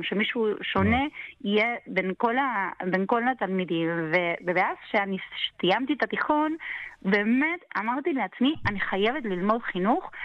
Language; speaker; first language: Hebrew; non-native, fluent; Spanish